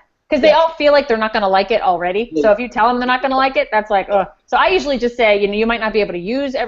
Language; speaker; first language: English; native; English